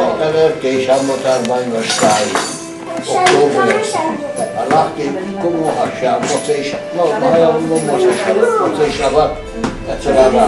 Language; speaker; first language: Hebrew; non-native, learner; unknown